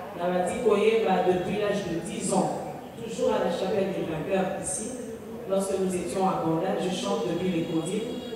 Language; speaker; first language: French; non-native, local second language; Lingala